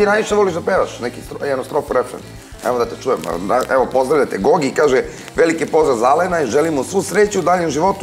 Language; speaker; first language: Serbian; native; Serbian